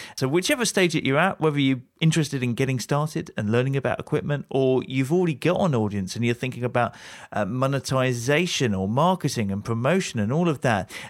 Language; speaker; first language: English; native; English